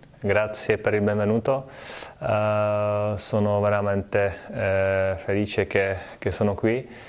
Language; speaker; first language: Italian; non-native, fluent; Czech